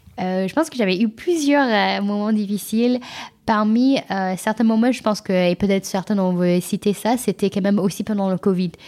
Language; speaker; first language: French; non-native, fluent; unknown